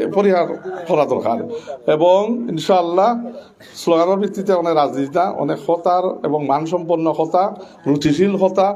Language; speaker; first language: Bangla; native; Bangla